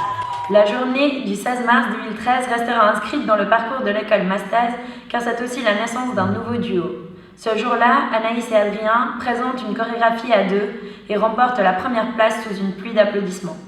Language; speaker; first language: French; native; French